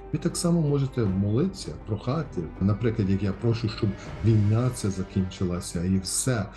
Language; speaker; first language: Ukrainian; early bilingual, heritage; Ukrainian